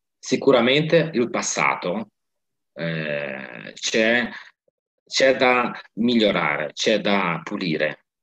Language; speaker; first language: Italian; non-native, fluent; Ukrainian